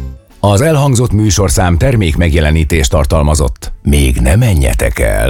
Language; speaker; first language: Hungarian; native; Hungarian